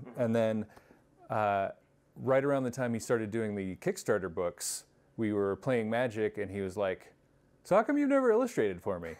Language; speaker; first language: English; native; English